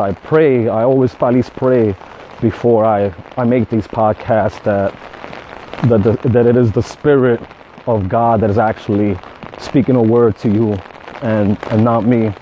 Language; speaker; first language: English; native; English